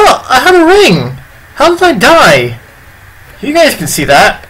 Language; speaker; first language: English; native; English